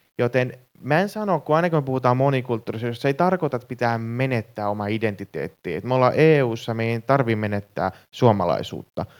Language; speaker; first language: Finnish; native; Finnish